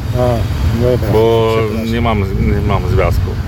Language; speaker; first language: Polish; non-native, learner; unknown